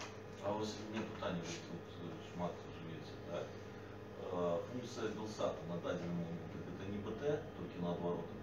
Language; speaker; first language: Polish; non-native, learner; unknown